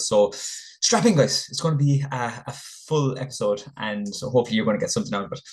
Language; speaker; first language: English; native; English